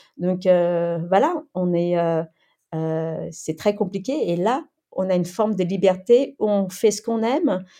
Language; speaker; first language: French; early bilingual, other home language; Khmer